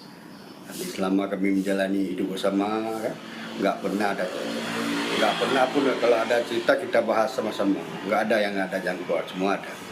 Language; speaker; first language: Indonesian; non-native, local second language; Achinese